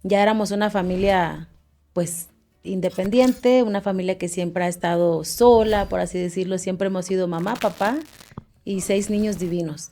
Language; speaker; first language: Spanish; native; Spanish